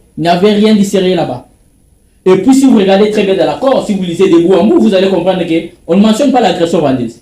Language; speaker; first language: French; non-native, local second language; Lingala